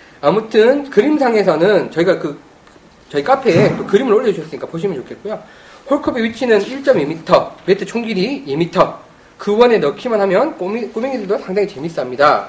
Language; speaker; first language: Korean; native; Korean